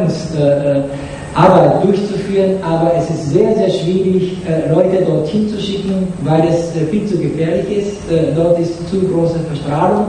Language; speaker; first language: German; non-native, fluent; Japanese